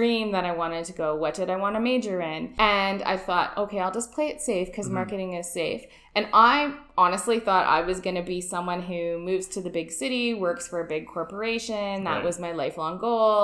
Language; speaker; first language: English; native; English